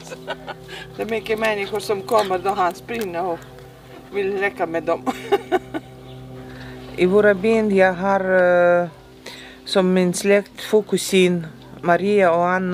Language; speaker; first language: Swedish; early bilingual, heritage; Swedish